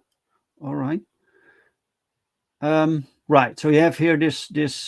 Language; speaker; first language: English; non-native, fluent; Dutch